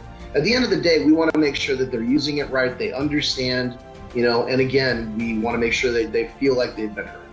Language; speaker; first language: English; native; English